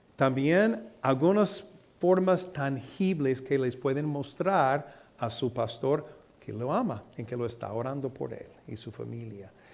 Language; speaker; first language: Spanish; non-native, fluent; English